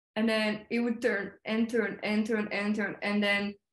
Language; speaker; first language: English; non-native, fluent; French